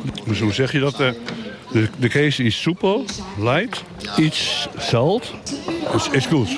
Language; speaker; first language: German; non-native, learner; Dutch